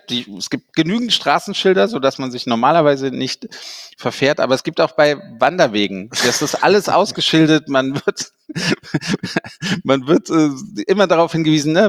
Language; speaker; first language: German; native; German